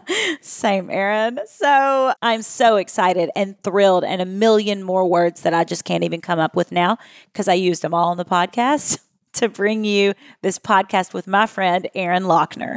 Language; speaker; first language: English; native; English